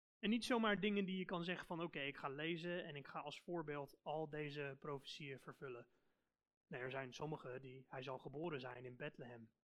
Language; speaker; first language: Dutch; non-native, fluent; English